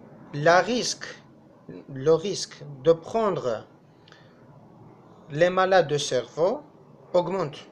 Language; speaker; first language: French; non-native, fluent; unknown